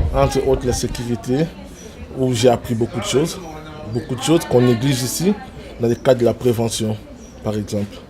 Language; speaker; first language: French; non-native, local second language; Lingala